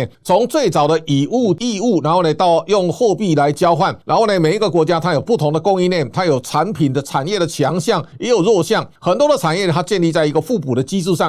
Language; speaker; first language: Chinese; native; Chinese